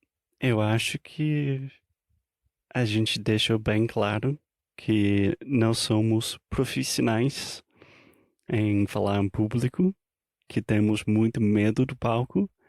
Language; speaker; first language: Portuguese; non-native, fluent; English